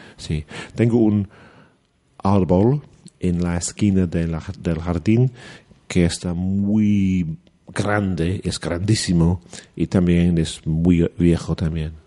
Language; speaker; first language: Spanish; non-native, learner; English